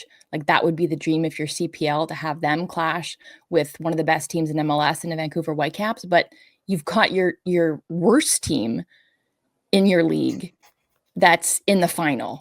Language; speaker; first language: English; native; English